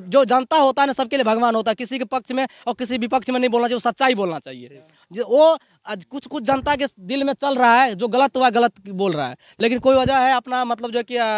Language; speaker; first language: Hindi; native; Hindi